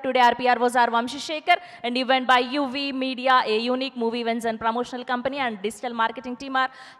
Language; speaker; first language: Telugu; native; Telugu